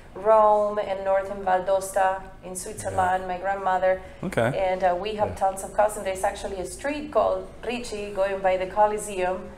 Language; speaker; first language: English; non-native, fluent; Spanish